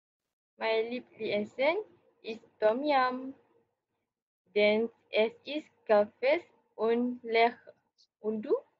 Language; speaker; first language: German; non-native, learner; Malay